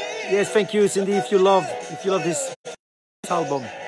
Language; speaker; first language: English; non-native, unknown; French